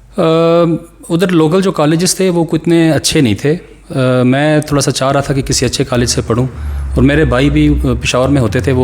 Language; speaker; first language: Urdu; non-native, local second language; Pashto